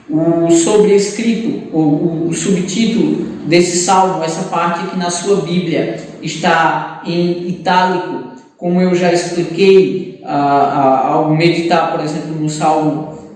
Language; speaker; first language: Portuguese; native; Portuguese